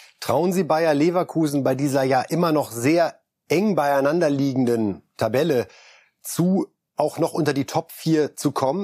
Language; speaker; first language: German; native; German